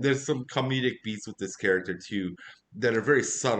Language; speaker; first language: English; native; English